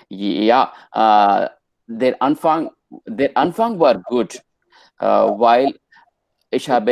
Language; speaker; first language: German; non-native, learner; Hindi